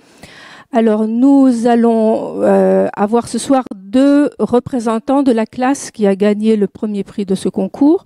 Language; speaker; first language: French; native; French